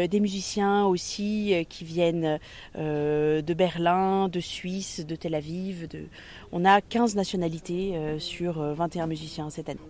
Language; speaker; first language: French; native; French